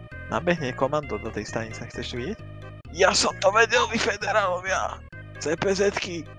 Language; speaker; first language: Slovak; native; Slovak